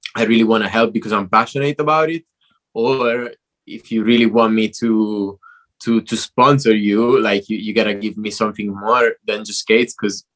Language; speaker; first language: English; non-native, fluent; Italian